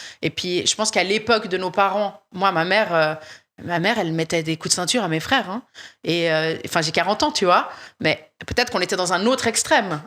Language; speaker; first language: French; native; French